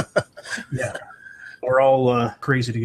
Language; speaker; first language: English; native; English